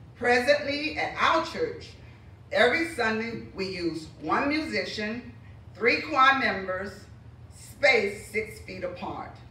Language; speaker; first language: English; native; English